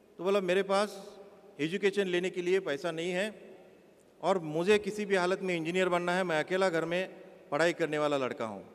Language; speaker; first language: Hindi; non-native, local second language; Marathi